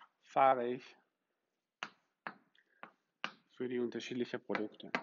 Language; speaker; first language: German; non-native, fluent; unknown